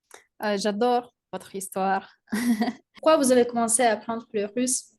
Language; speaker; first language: French; non-native, fluent; Russian